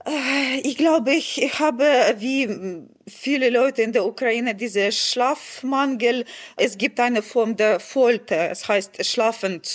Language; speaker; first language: German; non-native, fluent; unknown